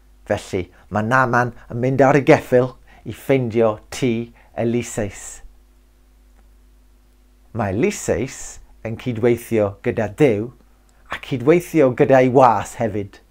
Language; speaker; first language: Welsh; non-native, local second language; English